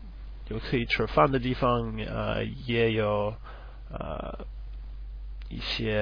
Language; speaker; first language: Chinese; non-native, learner; English